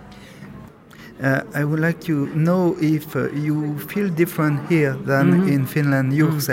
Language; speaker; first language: English; non-native, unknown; French